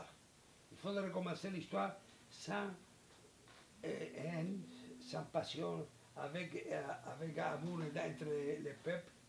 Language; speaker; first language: French; non-native, learner; Spanish